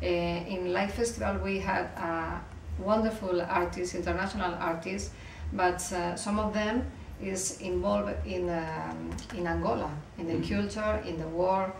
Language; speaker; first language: English; non-native, learner; Spanish